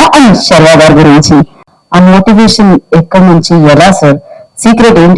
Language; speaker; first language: Telugu; native; Telugu